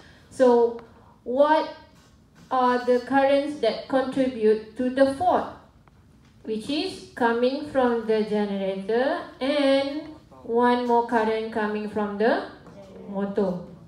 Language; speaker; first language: English; non-native, local second language; Malay